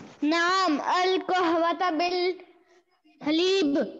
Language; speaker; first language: Arabic; non-native, learner; Urdu